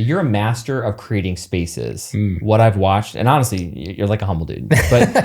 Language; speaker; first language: English; native; English